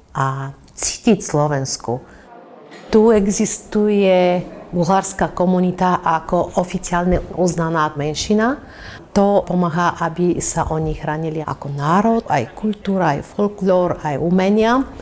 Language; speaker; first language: Slovak; non-native, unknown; Bulgarian